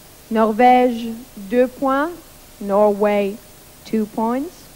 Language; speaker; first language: English; non-native, fluent; Luxembourgish